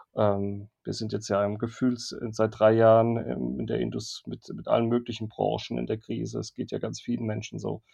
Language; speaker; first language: German; native; German